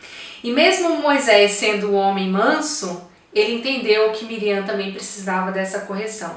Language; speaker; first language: Portuguese; native; Portuguese